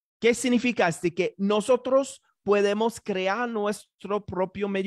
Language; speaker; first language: Spanish; non-native, fluent; French